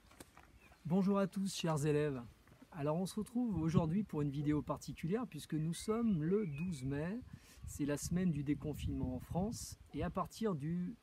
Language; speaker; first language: French; native; French